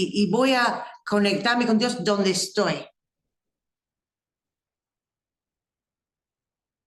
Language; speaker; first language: Spanish; non-native, fluent; English